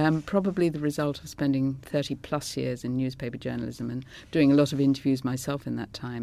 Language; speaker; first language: English; non-native, local second language; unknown